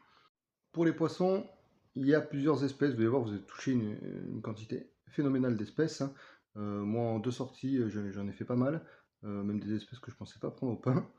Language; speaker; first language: French; native; French